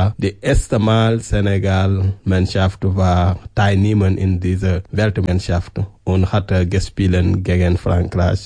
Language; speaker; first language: German; non-native, learner; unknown